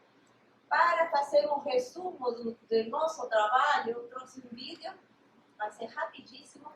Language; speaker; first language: Portuguese; non-native, fluent; Spanish